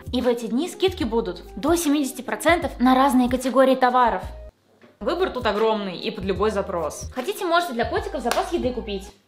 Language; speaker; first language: Russian; native; Russian